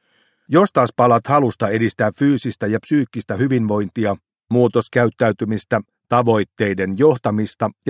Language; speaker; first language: Finnish; native; Finnish